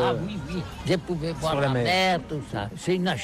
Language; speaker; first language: French; non-native, learner; Catalan